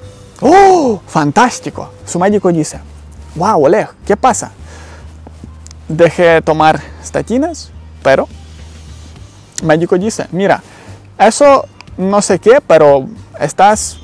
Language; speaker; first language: Spanish; non-native, learner; Ukrainian